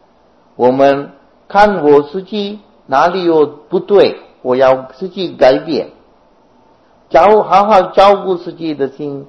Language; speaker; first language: Chinese; non-native, fluent; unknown